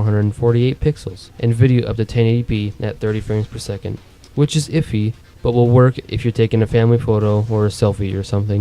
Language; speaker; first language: English; native; English